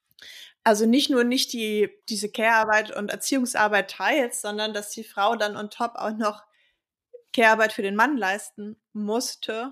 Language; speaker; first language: German; native; German